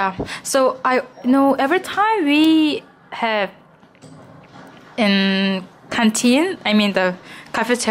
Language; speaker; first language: English; non-native, learner; Korean